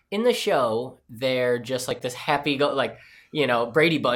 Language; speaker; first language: English; native; English